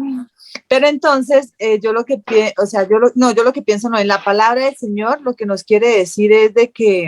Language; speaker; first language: Spanish; native; Spanish